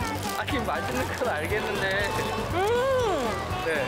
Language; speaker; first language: Korean; native; Korean